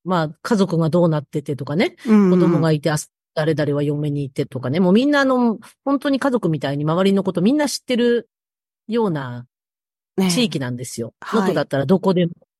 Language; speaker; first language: Japanese; native; Japanese